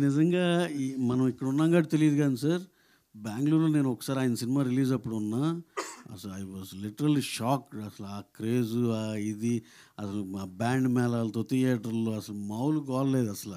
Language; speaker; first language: Telugu; native; Telugu